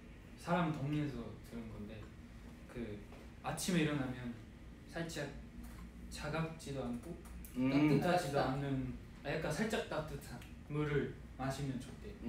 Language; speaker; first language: Korean; non-native, fluent; Japanese